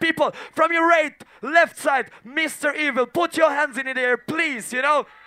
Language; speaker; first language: English; non-native, fluent; Polish